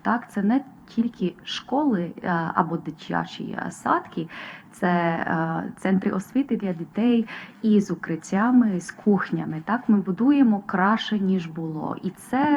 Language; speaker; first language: Ukrainian; non-native, fluent; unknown